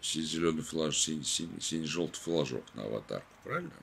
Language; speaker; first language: Russian; native; Russian